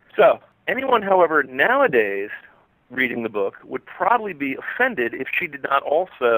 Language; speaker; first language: English; native; English